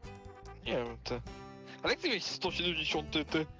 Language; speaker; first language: Polish; native; Polish